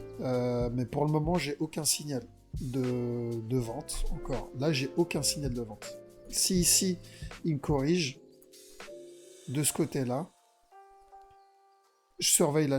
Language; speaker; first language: French; native; French